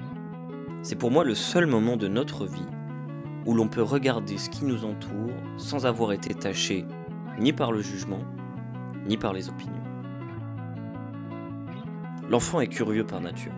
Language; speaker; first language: French; native; French